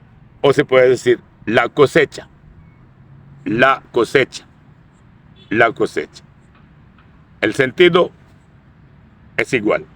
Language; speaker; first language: Spanish; non-native, fluent; Urdu